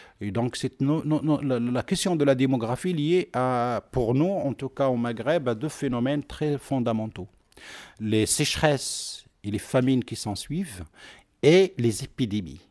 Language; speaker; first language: French; non-native, local second language; Arabic